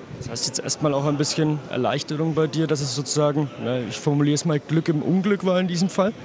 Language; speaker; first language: German; native; German